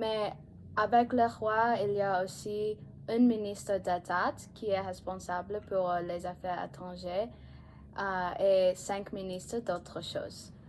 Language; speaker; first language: French; non-native, learner; English